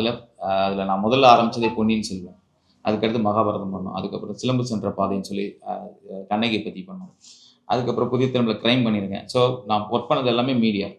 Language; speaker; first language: Tamil; native; Tamil